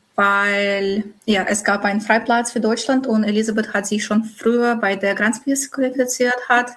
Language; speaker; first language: German; non-native, fluent; Russian